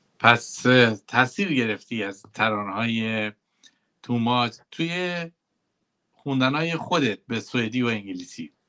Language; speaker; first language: Persian; native; Persian